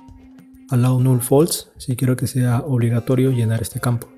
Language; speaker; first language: Spanish; native; Spanish